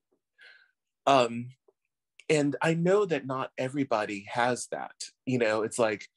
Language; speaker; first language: English; native; English